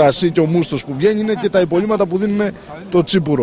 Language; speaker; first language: Greek; native; Greek